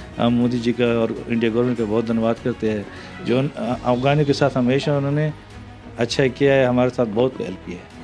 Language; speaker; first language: Hindi; non-native, fluent; Punjabi